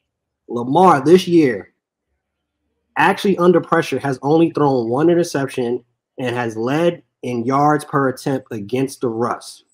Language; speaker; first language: English; native; English